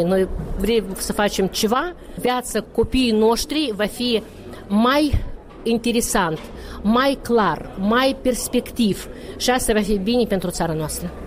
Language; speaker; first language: Romanian; non-native, local second language; Russian